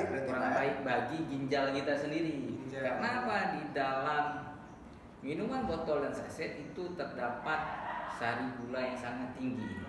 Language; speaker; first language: Indonesian; native; Indonesian